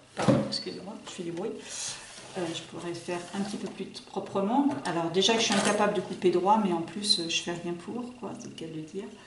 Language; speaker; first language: French; native; French